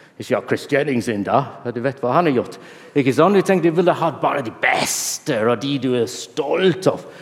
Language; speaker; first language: Norwegian; non-native, fluent; English